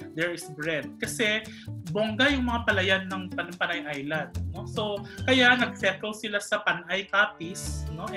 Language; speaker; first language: Filipino; non-native, local second language; Kinaray-a